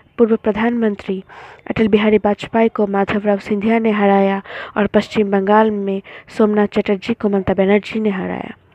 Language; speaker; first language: Hindi; non-native, local second language; Bangla